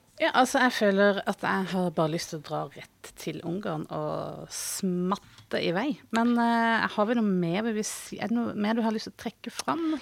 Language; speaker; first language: Norwegian; native; Norwegian